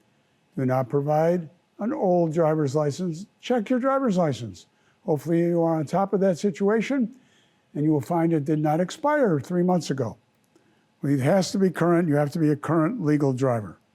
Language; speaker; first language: English; native; English